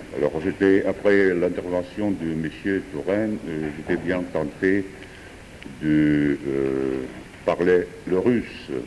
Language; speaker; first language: French; non-native, fluent; Georgian